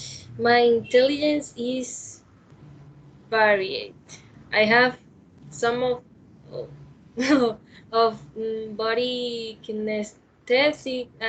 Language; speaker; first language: English; non-native, learner; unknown